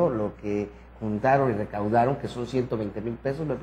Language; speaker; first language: Spanish; native; Spanish